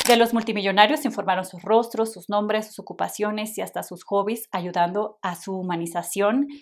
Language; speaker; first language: Spanish; native; Spanish